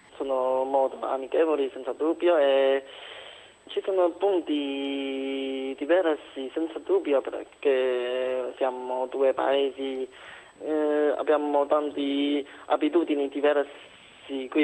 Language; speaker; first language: Italian; non-native, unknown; Chinese